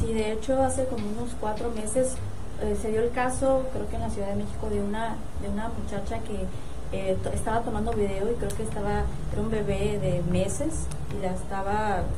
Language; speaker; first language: Spanish; native; Spanish